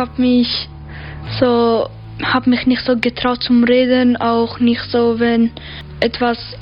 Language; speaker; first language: German; early bilingual, other home language; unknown